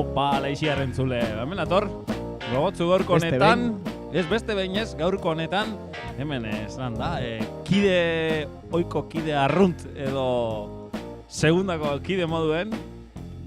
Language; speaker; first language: Basque; native; Basque